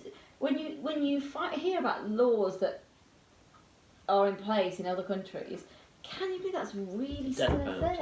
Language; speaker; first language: English; native; English